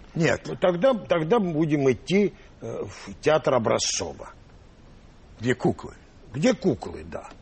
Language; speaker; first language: Russian; non-native, local second language; Armenian